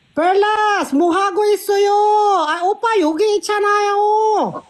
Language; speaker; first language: Korean; non-native, learner; Filipino